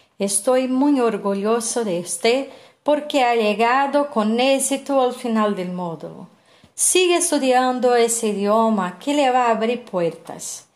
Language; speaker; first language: Spanish; non-native, fluent; Portuguese